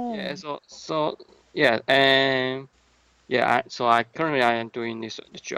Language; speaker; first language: English; non-native, learner; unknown